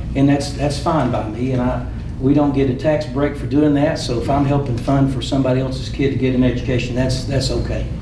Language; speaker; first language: English; native; English